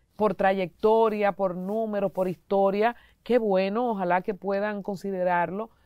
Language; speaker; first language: Spanish; native; Spanish